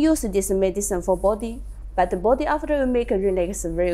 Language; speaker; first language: English; non-native, learner; Chinese